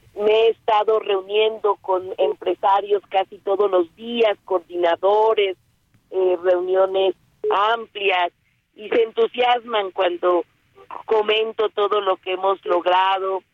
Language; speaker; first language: Spanish; native; Spanish